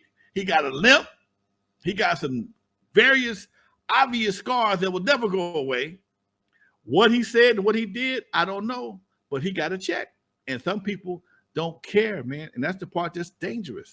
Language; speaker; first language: English; native; English